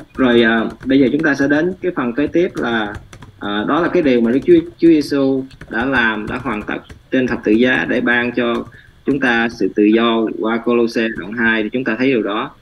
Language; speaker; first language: Vietnamese; early bilingual, heritage; Vietnamese